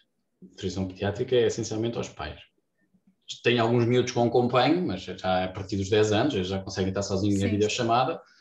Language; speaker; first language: Portuguese; native; Portuguese